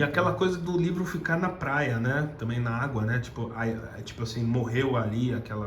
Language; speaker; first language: Portuguese; native; Portuguese